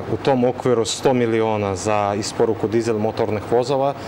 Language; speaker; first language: Serbian; non-native, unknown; Russian